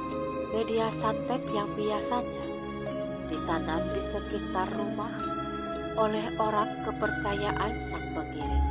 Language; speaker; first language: Indonesian; native; Indonesian